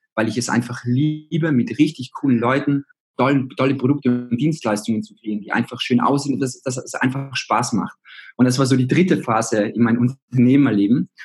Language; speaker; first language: German; native; German